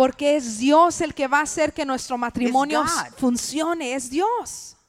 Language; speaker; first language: Spanish; early bilingual, heritage; English